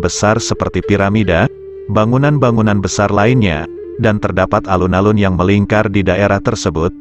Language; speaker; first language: Indonesian; native; Indonesian